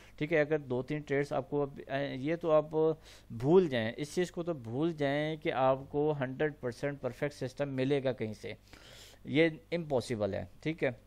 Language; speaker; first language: Urdu; non-native, local second language; Punjabi